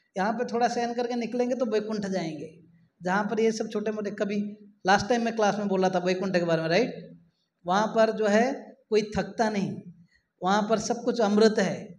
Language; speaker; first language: Hindi; non-native, local second language; Marathi